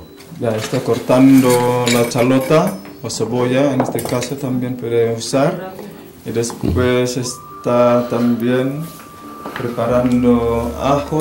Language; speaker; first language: Spanish; non-native, fluent; Indonesian